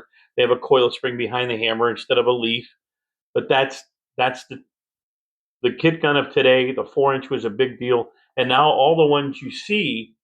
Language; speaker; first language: English; native; English